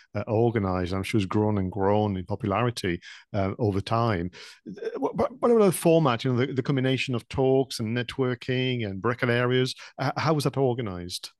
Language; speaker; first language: English; non-native, fluent; French